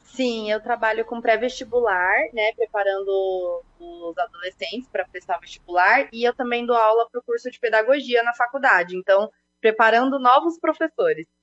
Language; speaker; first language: Portuguese; native; Portuguese